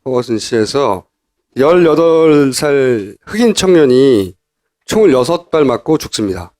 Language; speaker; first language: Korean; native; Korean